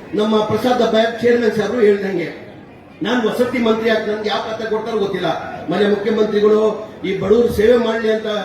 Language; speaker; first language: Kannada; non-native, local second language; Urdu